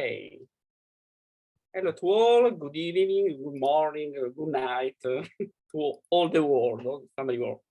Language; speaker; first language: English; non-native, learner; Italian